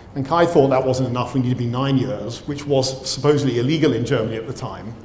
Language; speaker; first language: English; native; English